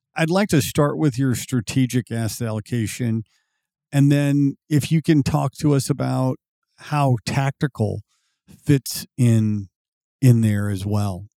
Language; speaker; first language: English; native; English